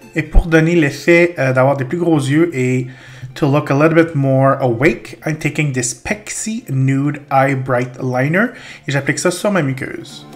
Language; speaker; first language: French; native; French